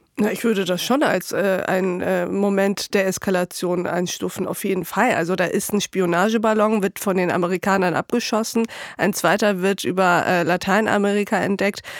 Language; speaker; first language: German; early bilingual, other home language; Turkish